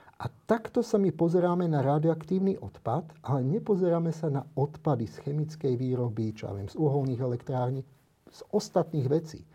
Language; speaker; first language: Slovak; native; Slovak